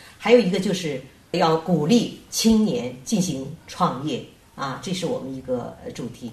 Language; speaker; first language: Chinese; native; Chinese